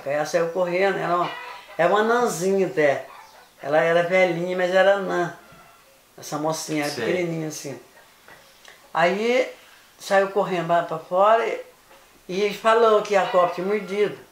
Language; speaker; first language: Portuguese; native; Portuguese